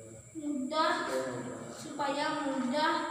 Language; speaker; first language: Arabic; non-native, learner; Indonesian